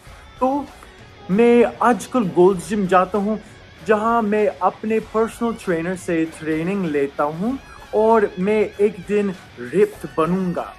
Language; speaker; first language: Hindi; non-native, fluent; English